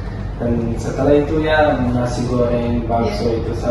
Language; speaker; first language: Indonesian; non-native, learner; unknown